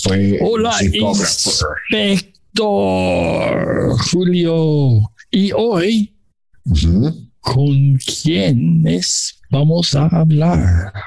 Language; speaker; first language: Spanish; non-native, learner; English